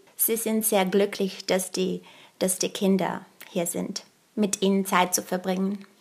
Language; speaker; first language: German; early bilingual, other home language; Bulgarian